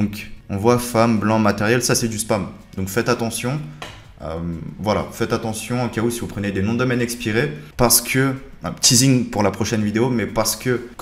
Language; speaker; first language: French; native; French